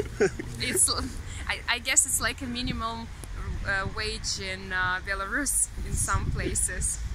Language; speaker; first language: English; non-native, fluent; Russian